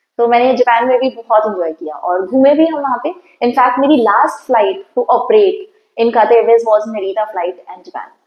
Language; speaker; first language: Hindi; native; Hindi